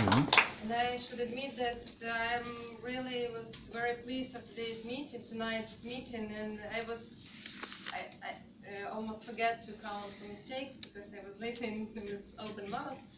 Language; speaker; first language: English; non-native, fluent; Russian